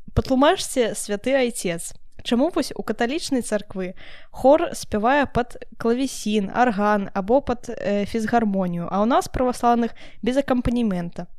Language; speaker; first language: Belarusian; non-native, local second language; Russian